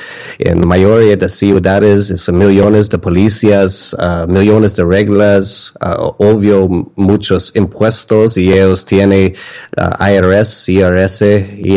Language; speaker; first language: Spanish; non-native, learner; English